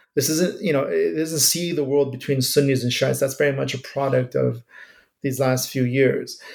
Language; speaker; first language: English; early bilingual, other home language; Persian